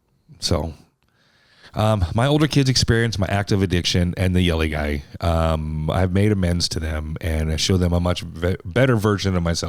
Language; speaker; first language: English; native; English